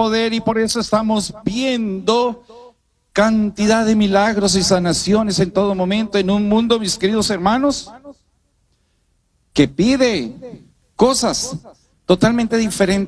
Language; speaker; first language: Spanish; native; Spanish